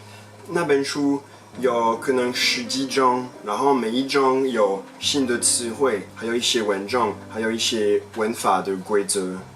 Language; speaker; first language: Chinese; non-native, fluent; French